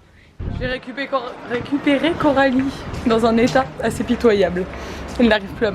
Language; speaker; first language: French; native; French